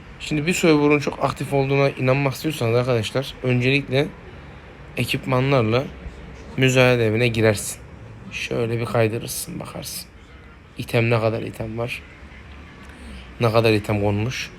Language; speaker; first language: Turkish; native; Turkish